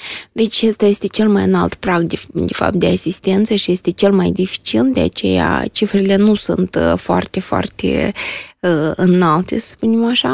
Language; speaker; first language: Romanian; native; Romanian